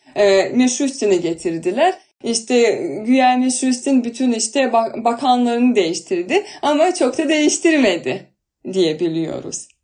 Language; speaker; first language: Turkish; non-native, fluent; Russian